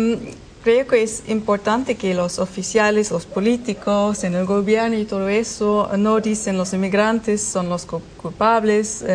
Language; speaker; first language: Spanish; non-native, learner; German